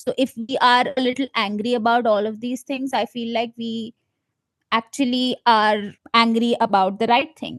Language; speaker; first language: English; non-native, local second language; Malayalam